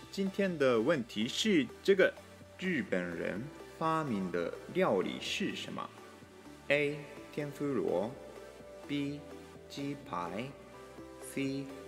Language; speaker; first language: Chinese; non-native, fluent; Japanese